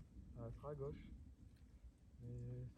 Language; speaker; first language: French; native; French